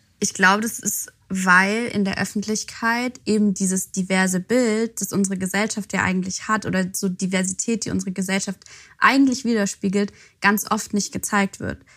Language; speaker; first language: German; native; German